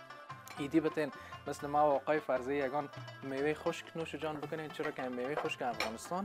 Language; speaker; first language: Persian; native; Persian